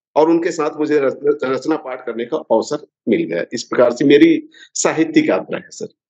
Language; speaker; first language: Hindi; native; Hindi